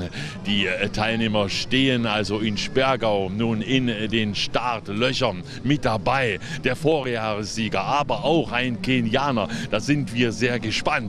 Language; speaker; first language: German; native; German